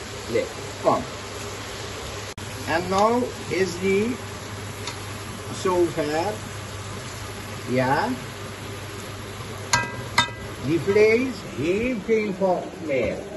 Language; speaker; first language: Dutch; non-native, local second language; Caribbean Hindustani